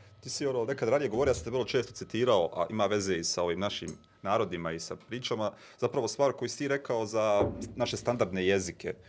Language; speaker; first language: Bosnian; native; Bosnian